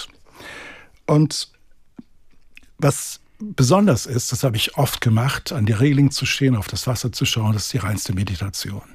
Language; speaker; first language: German; native; German